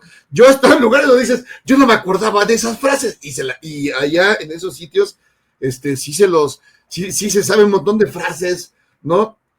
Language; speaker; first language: Spanish; native; Spanish